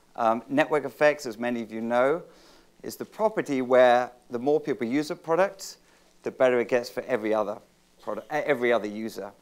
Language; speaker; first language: English; native; English